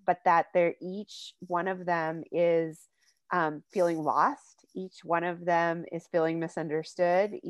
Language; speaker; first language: English; native; English